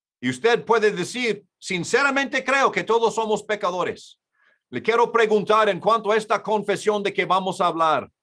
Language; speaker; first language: Spanish; non-native, fluent; English